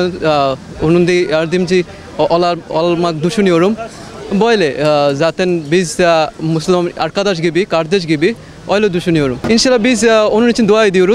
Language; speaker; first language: Turkish; non-native, learner; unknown